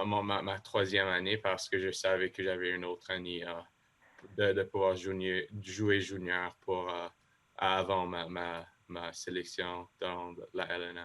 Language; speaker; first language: French; non-native, local second language; English